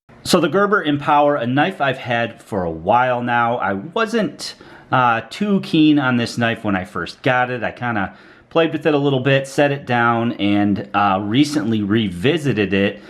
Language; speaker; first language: English; native; English